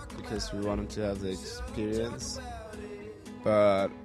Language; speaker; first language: English; non-native, fluent; German